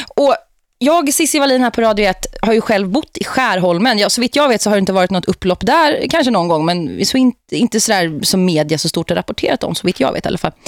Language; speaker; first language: Swedish; native; Swedish